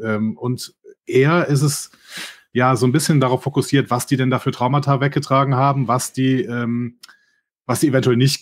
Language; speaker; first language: German; native; German